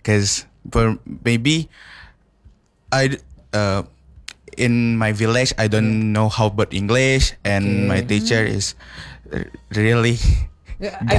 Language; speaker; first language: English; non-native, learner; Indonesian